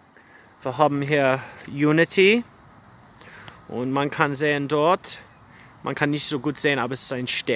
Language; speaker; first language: German; non-native, fluent; English